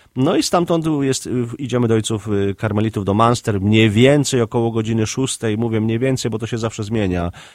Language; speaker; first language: Polish; native; Polish